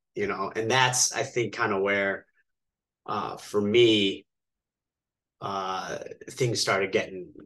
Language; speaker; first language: English; native; English